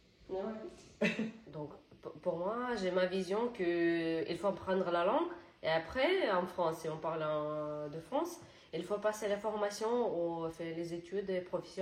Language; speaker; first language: French; non-native, learner; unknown